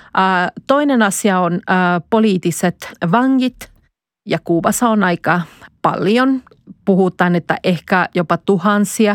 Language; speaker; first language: Finnish; non-native, fluent; Spanish